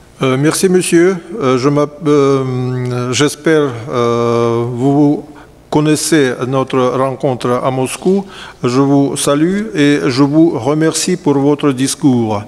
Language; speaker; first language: French; non-native, fluent; Russian